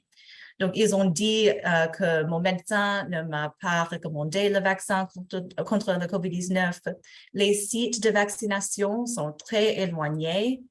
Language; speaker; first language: French; non-native, fluent; English